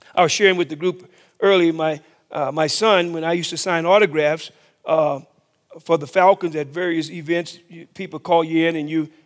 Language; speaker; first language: English; native; English